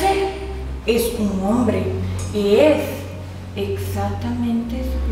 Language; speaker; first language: Spanish; non-native, learner; Portuguese